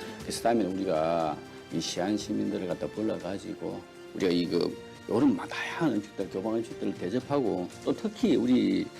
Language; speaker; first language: Korean; native; Korean